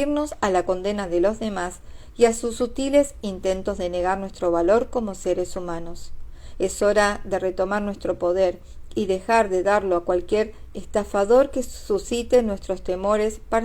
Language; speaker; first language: Spanish; native; Spanish